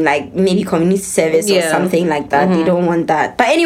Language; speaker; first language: English; non-native, local second language; Akan